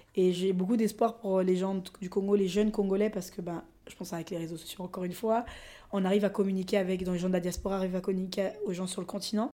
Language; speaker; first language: French; non-native, local second language; Lingala